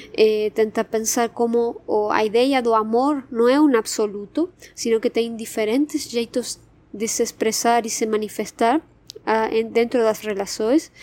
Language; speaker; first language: Portuguese; non-native, fluent; Spanish